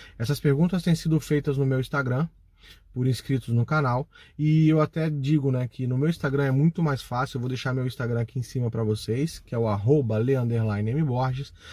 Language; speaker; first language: Portuguese; native; Portuguese